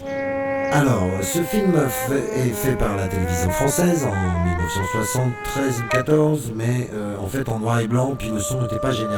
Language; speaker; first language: French; native; French